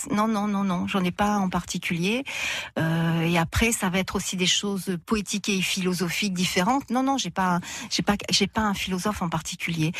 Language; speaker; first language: French; native; French